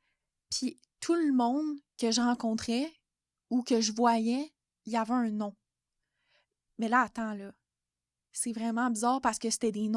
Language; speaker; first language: French; native; French